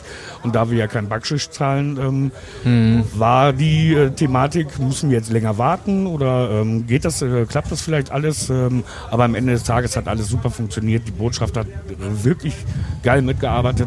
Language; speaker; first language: German; native; German